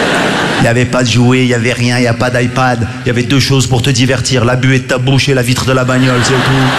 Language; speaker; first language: French; native; French